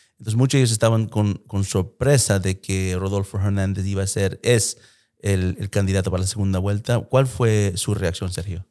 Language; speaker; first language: Spanish; early bilingual, heritage; Spanish